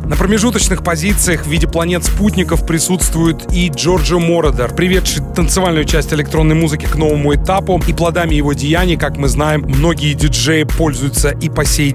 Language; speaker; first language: Russian; native; Russian